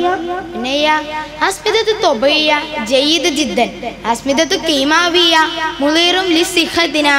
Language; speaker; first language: Arabic; non-native, learner; Malayalam